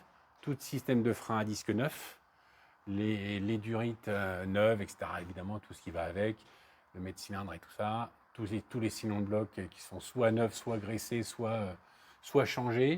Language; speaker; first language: French; native; French